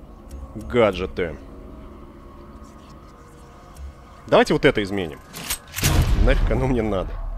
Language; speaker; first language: Russian; native; Russian